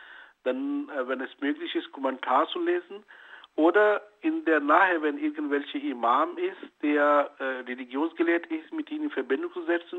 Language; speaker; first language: German; non-native, fluent; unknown